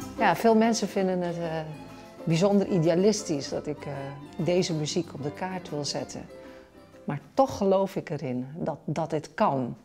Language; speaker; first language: Dutch; non-native, local second language; Papiamento